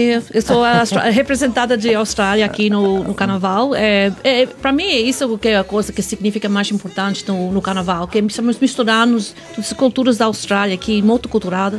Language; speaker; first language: Portuguese; non-native, fluent; English